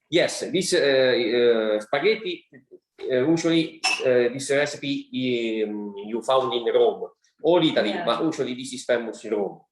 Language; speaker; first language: English; non-native, learner; Italian